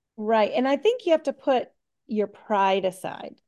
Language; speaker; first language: English; native; English